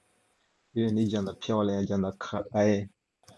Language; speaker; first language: Chinese; non-native, learner; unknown